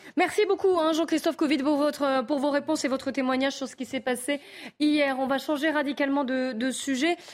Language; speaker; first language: French; native; French